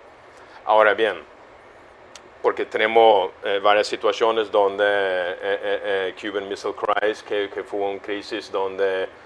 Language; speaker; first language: Spanish; non-native, fluent; Swedish